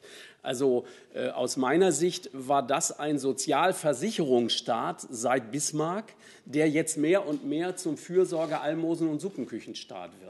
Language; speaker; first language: German; native; German